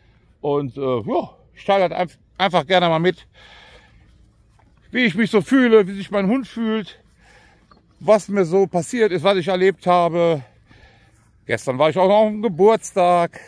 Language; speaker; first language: German; native; German